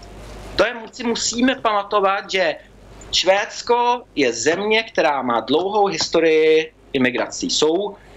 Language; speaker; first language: Czech; early bilingual, heritage; Czech